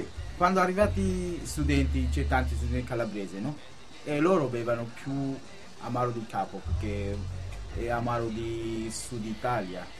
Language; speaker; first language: Italian; non-native, local second language; Kurdish